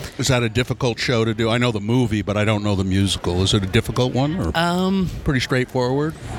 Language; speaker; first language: English; native; English